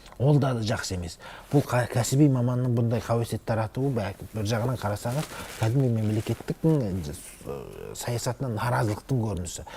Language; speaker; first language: Kazakh; native; Kazakh